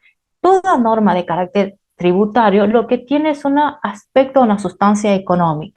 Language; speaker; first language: Spanish; native; Spanish